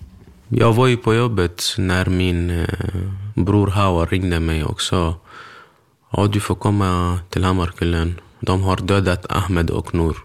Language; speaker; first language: Swedish; early bilingual, other home language; Kurdish